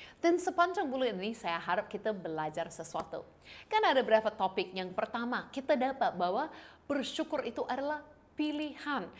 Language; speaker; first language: Indonesian; non-native, fluent; English